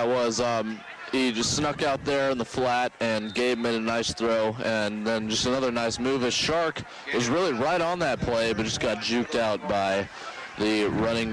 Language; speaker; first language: English; native; English